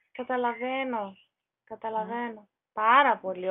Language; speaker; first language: Greek; non-native, fluent; German